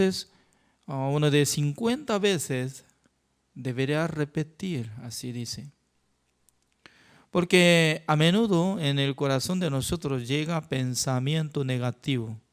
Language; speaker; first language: Spanish; non-native, learner; Korean